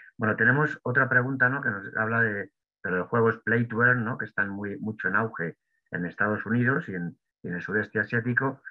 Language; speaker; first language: Spanish; native; Spanish